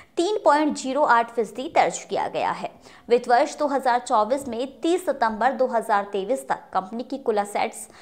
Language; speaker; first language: Hindi; native; Hindi